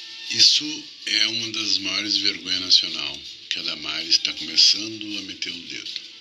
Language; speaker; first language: Portuguese; native; Portuguese